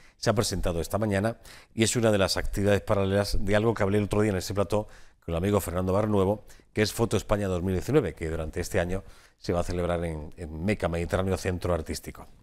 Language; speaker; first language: Spanish; native; Spanish